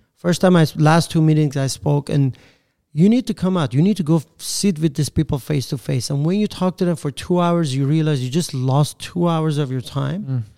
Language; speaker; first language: English; non-native, fluent; Persian